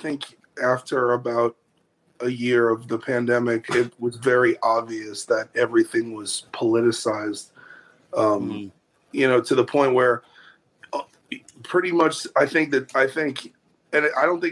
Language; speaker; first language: English; native; English